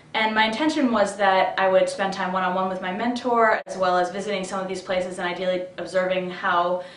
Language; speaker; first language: English; native; English